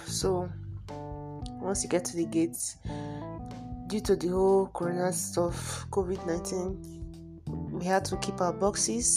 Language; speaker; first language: English; non-native, local second language; Igbo